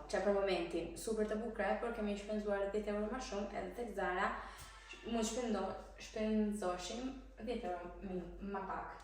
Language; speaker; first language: Albanian; early bilingual, heritage; Albanian